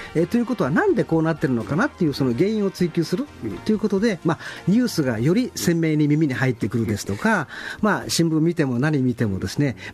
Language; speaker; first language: Japanese; native; Japanese